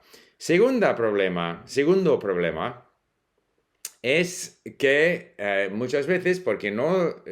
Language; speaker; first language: Spanish; non-native, fluent; English